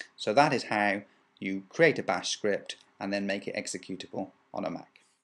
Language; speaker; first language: English; native; English